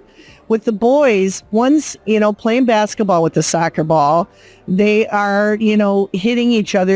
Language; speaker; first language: English; native; English